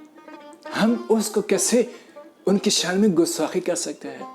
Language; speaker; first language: Urdu; non-native, fluent; Persian